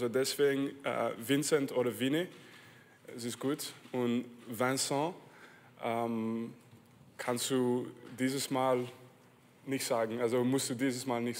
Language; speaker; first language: German; non-native, fluent; French